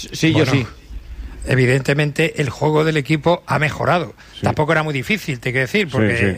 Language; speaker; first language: Spanish; native; Spanish